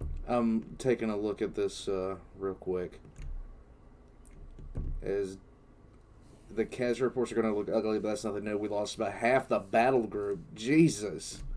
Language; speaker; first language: English; native; English